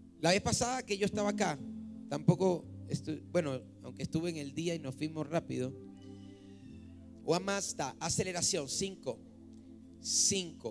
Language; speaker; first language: Spanish; native; Spanish